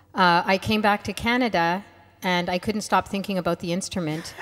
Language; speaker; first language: English; non-native, fluent; Arabic